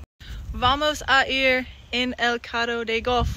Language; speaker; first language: Spanish; non-native, learner; English